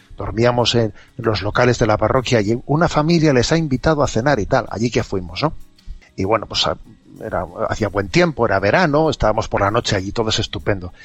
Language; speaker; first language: Spanish; native; Spanish